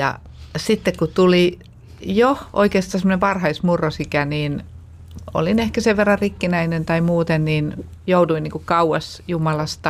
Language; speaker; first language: Finnish; native; Finnish